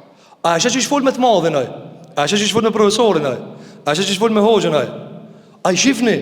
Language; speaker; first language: Albanian; native; Albanian